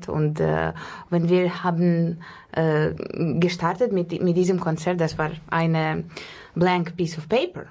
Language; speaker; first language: German; non-native, learner; Russian